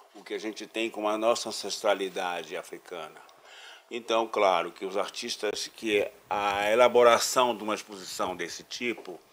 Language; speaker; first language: Portuguese; native; Portuguese